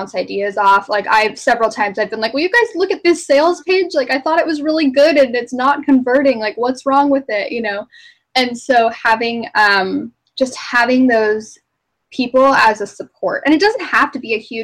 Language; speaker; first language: English; native; English